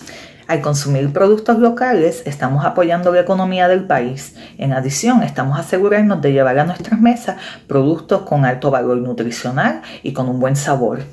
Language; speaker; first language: Spanish; native; Spanish